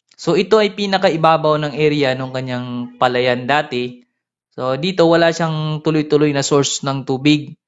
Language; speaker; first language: Filipino; non-native, local second language; Cebuano